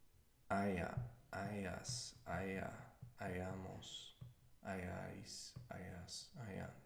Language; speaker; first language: Spanish; non-native, learner; English